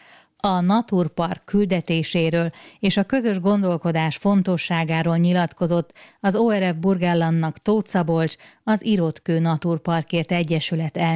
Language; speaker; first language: Hungarian; native; Hungarian